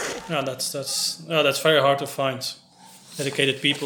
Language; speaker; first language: English; non-native, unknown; Dutch